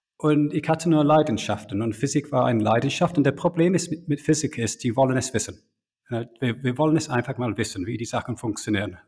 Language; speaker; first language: German; non-native, fluent; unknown